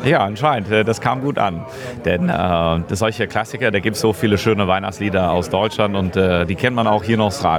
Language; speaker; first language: German; non-native, fluent; English